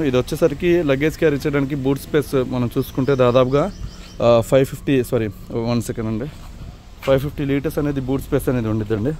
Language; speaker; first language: Telugu; native; Telugu